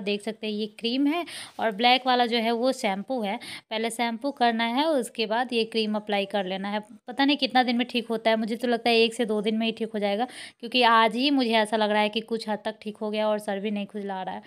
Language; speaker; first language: Hindi; native; Hindi